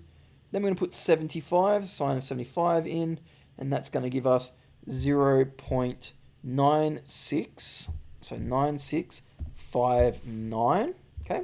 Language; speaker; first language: English; native; English